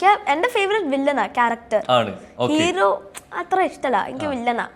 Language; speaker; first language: Malayalam; early bilingual, heritage; Malayalam